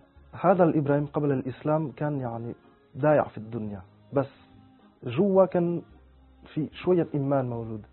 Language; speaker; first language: Arabic; non-native, fluent; French